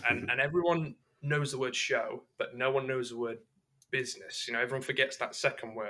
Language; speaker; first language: English; native; English